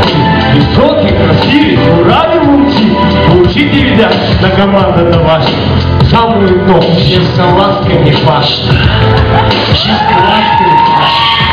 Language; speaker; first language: Bulgarian; early bilingual, heritage; Bulgarian